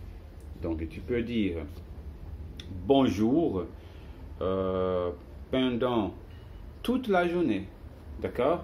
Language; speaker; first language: French; non-native, learner; Portuguese